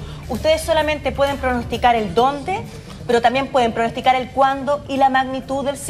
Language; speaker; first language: Spanish; native; Spanish